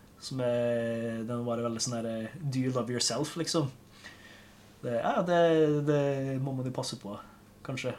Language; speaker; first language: Norwegian; native; Norwegian